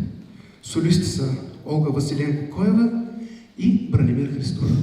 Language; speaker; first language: Bulgarian; native; Bulgarian